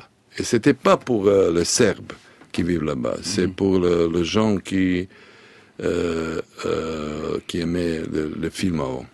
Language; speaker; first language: French; non-native, learner; Serbian